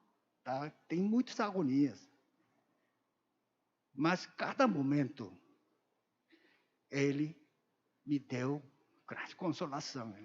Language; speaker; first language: Portuguese; non-native, learner; Korean